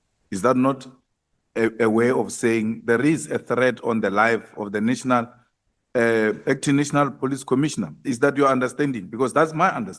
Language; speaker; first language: English; non-native, local second language; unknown